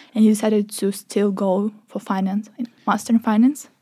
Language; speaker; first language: English; non-native, fluent; Ukrainian